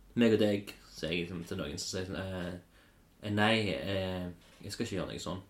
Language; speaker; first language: Norwegian; native; Norwegian